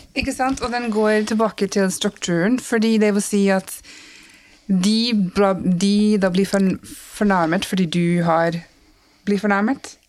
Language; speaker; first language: Norwegian; non-native, fluent; English